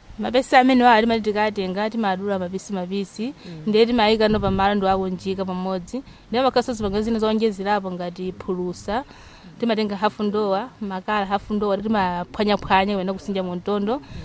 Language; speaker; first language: Nyanja; native; Nyanja